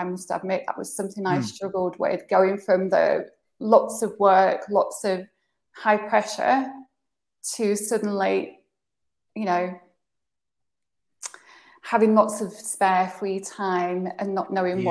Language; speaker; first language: English; native; English